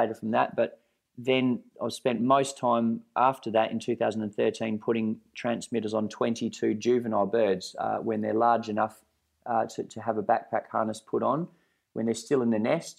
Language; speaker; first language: English; native; English